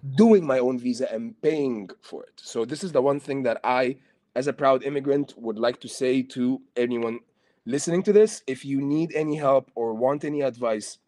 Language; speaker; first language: English; non-native, fluent; Arabic